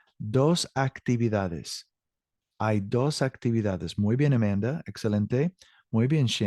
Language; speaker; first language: Spanish; non-native, learner; English